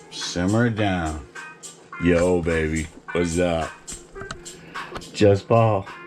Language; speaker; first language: English; native; English